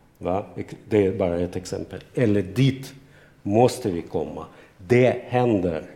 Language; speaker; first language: Swedish; non-native, fluent; Russian